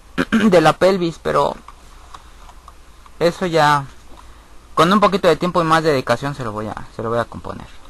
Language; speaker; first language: Spanish; native; Spanish